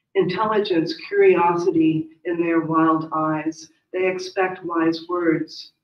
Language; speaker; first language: English; native; English